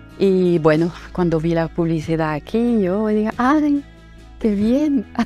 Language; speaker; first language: Spanish; non-native, fluent; Italian